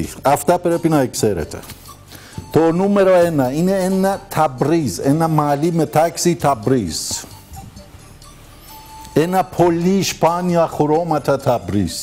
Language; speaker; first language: Greek; non-native, learner; Persian